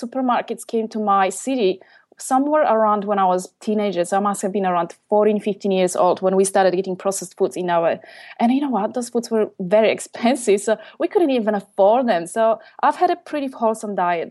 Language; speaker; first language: English; non-native, fluent; Polish